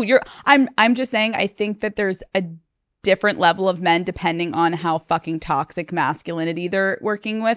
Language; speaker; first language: English; native; English